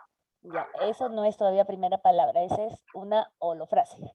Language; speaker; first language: Spanish; native; Spanish